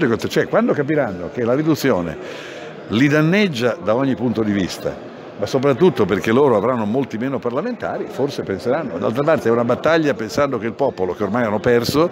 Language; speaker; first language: Italian; native; Italian